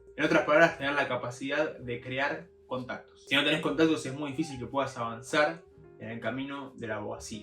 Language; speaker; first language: Spanish; native; Spanish